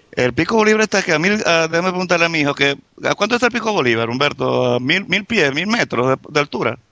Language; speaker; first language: Spanish; native; Spanish